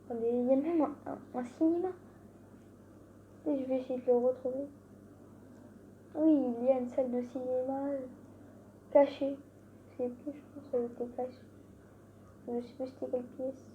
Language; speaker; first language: French; native; French